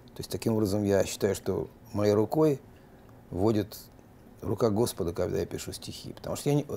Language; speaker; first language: Russian; native; Russian